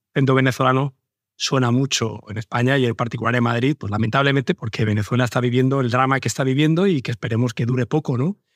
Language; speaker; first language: Spanish; native; Spanish